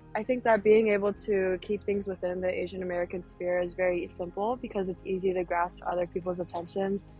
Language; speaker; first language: English; native; English